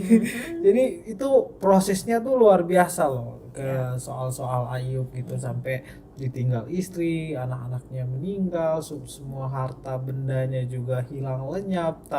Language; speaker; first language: Indonesian; native; Indonesian